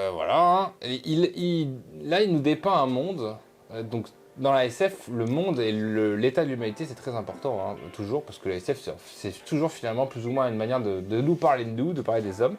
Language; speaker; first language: French; native; French